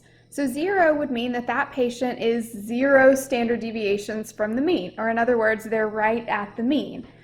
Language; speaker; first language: English; native; English